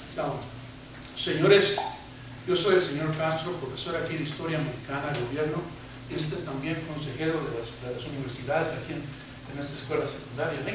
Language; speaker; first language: Spanish; early bilingual, heritage; Spanish